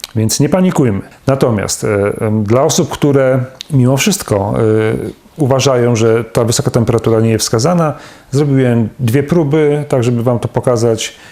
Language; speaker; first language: Polish; native; Polish